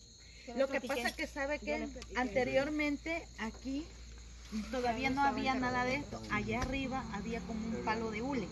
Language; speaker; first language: Spanish; native; Spanish